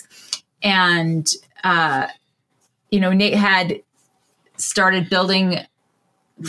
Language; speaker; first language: English; native; English